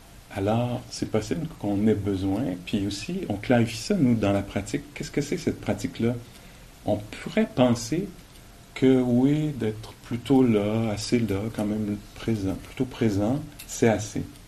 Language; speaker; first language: French; native; French